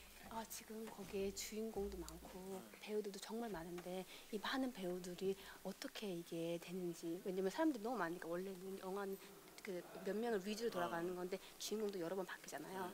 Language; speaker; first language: Korean; native; Korean